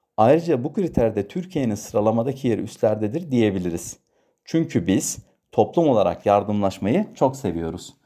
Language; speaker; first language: Turkish; native; Turkish